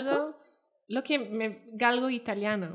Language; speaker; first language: Spanish; non-native, fluent; Welsh